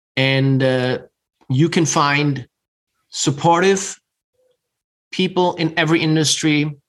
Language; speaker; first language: English; non-native, fluent; German